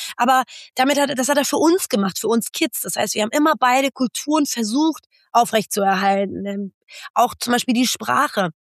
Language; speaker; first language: German; early bilingual, other home language; Persian